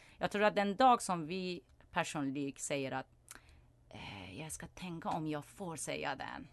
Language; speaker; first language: Swedish; non-native, fluent; Persian